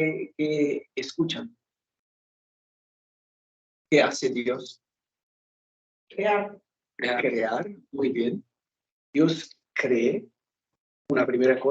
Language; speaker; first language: Spanish; non-native, fluent; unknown